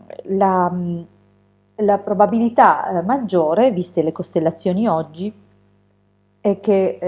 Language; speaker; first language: Italian; native; Italian